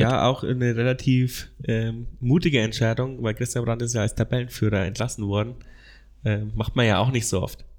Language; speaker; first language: German; native; German